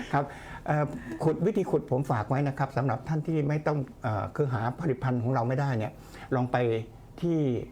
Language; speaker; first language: Thai; native; Thai